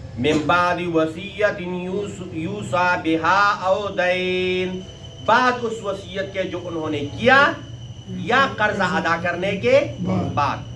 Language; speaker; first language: Urdu; non-native, local second language; Pashto